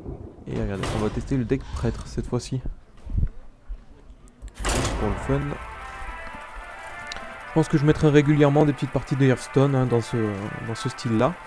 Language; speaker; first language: French; native; French